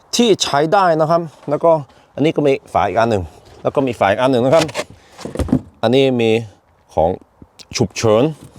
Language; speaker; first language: Thai; non-native, fluent; Norwegian